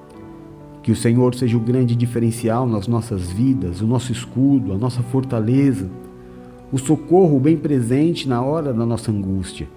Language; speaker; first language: Portuguese; native; Portuguese